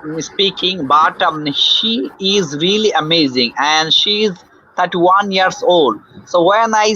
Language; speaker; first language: English; non-native, fluent; Bangla